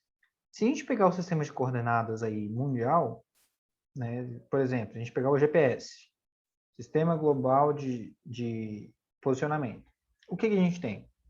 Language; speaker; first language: Portuguese; native; Portuguese